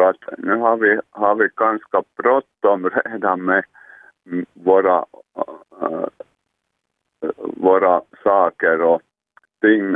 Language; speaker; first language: Swedish; non-native, local second language; Finnish